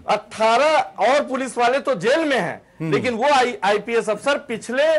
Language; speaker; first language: Hindi; native; Hindi